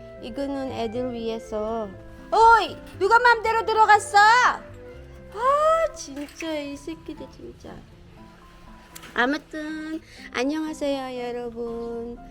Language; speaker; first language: Korean; non-native, fluent; Filipino